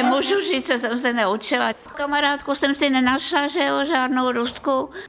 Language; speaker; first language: Czech; non-native, fluent; Russian